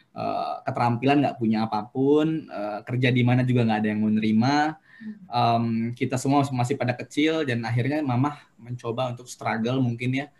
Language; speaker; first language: Indonesian; native; Indonesian